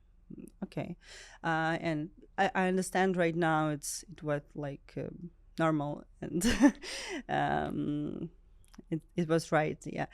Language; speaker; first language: English; non-native, learner; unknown